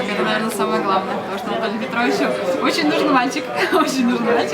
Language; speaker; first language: Russian; native; Russian